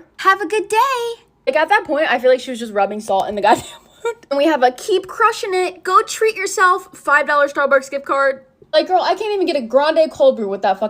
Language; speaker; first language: English; native; English